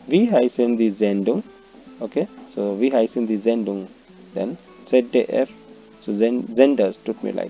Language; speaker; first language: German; non-native, fluent; Hindi